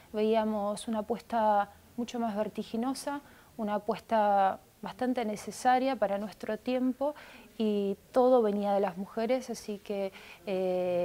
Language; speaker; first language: Spanish; early bilingual, other home language; Russian